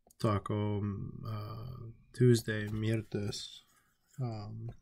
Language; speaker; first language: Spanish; non-native, learner; English